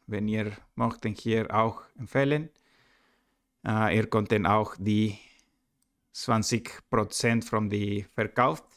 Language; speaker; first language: German; non-native, learner; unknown